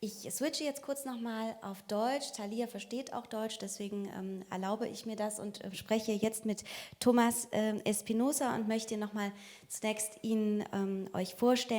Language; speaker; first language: German; native; German